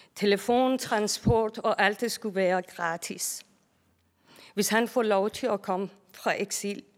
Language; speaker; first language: Danish; non-native, fluent; Persian